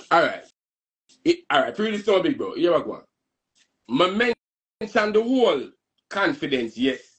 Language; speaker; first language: English; non-native, local second language; Jamaican Creole English